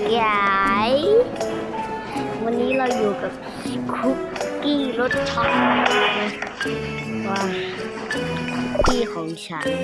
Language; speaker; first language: Thai; native; Thai